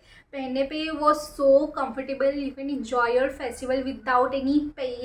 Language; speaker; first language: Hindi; native; Hindi